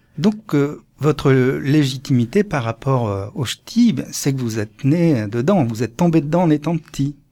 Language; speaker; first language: French; native; French